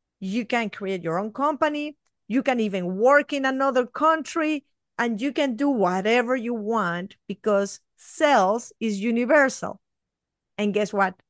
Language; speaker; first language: English; non-native, fluent; Spanish